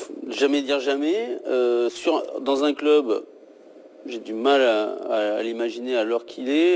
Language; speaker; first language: French; native; French